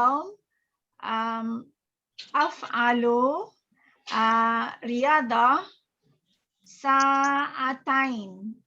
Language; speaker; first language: Arabic; non-native, learner; Malay